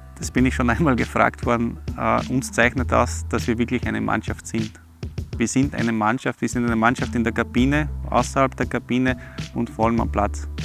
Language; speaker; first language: German; early bilingual, other home language; Bosnian